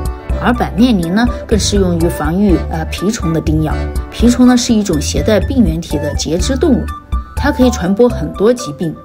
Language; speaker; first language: Chinese; native; Chinese